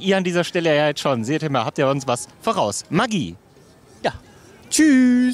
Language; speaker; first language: German; native; German